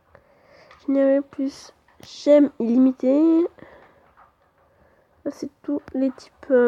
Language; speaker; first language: French; native; French